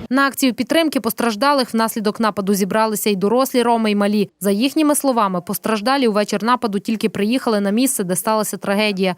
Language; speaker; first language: Ukrainian; native; Ukrainian